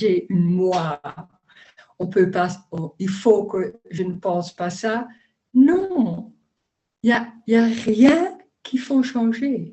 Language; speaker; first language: French; non-native, learner; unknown